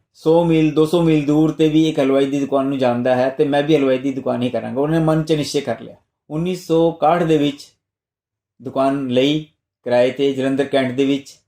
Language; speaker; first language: Punjabi; non-native, local second language; Hindi